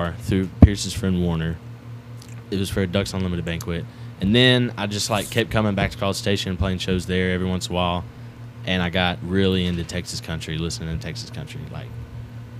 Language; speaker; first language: English; native; English